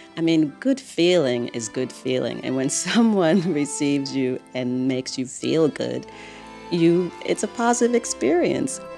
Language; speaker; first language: English; native; English